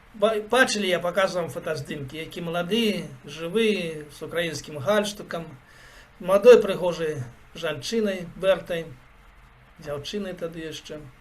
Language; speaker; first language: Belarusian; native; Belarusian